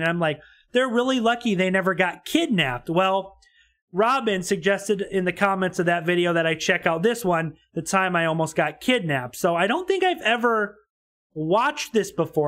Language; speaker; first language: English; native; English